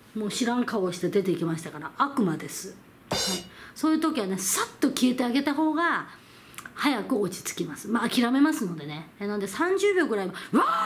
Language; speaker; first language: Japanese; non-native, fluent; Korean